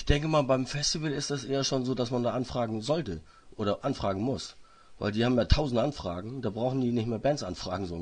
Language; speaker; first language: German; native; German